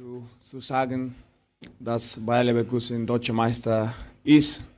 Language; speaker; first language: German; non-native, fluent; Spanish